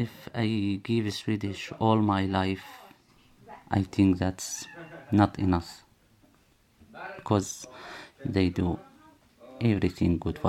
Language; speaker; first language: English; non-native, learner; Arabic